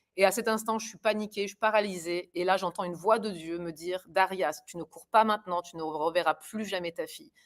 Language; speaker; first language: French; early bilingual, other home language; German